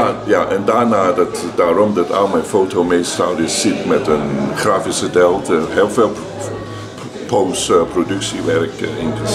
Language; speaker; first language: Dutch; non-native, learner; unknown